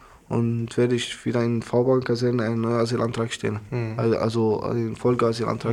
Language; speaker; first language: German; non-native, learner; Arabic